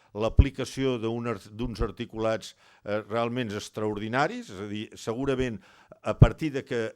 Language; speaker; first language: Catalan; non-native, local second language; Occitan